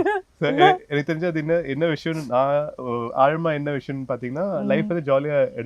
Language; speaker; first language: Tamil; native; Tamil